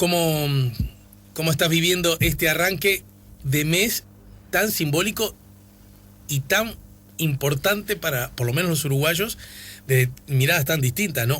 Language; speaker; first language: Spanish; native; Spanish